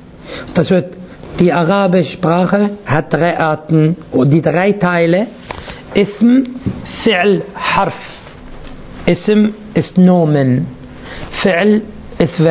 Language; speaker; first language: German; non-native, fluent; Arabic